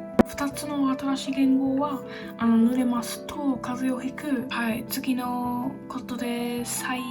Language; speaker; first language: Japanese; non-native, learner; English